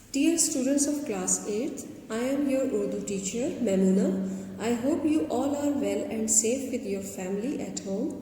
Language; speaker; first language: English; non-native, local second language; Urdu